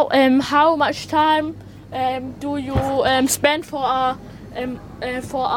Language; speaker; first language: English; non-native, learner; German